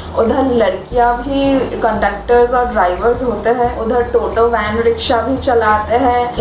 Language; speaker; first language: Hindi; non-native, local second language; Bangla